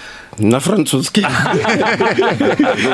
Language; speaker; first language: Russian; non-native, learner; Lingala